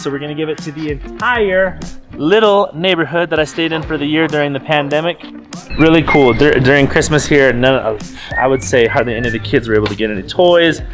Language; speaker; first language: English; native; English